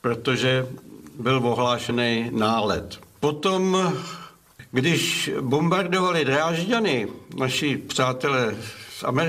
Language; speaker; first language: Czech; non-native, local second language; German